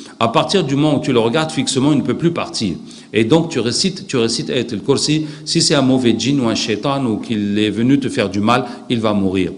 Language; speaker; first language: French; non-native, local second language; Arabic